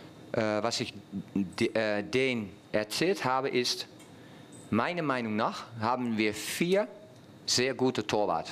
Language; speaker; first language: German; non-native, fluent; Dutch